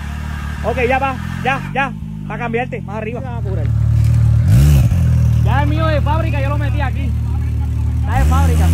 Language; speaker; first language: Spanish; native; Spanish